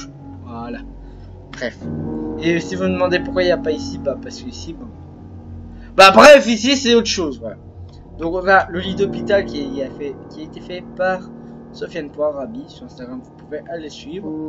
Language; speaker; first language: French; native; French